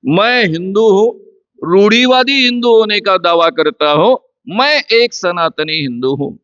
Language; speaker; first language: Hindi; non-native, local second language; Marathi